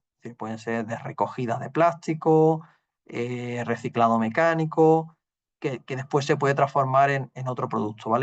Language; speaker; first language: Spanish; native; Spanish